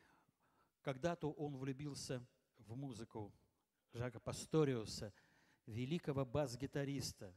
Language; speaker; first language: Russian; native; Russian